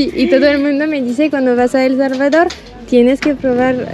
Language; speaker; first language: Spanish; non-native, learner; French